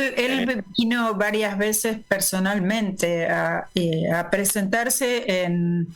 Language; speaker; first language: Spanish; native; Spanish